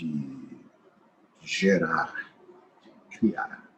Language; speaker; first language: Portuguese; non-native, fluent; English